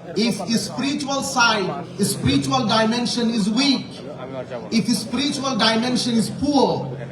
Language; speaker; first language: English; non-native, local second language; Bangla